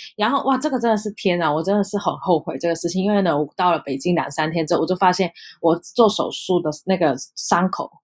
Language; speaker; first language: Chinese; non-native, local second language; Cantonese